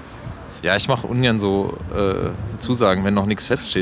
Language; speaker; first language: German; native; German